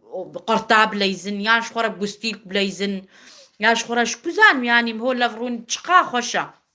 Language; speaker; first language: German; non-native, learner; Kurdish